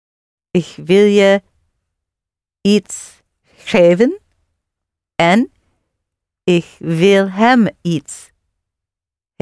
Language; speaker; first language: Dutch; non-native, learner; English